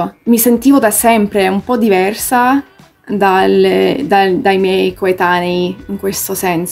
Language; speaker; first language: Italian; early bilingual, heritage; English